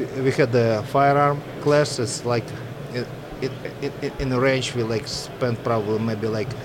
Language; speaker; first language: English; non-native, fluent; Russian